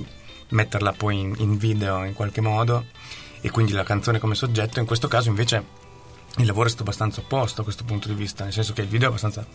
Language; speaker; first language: Italian; native; Italian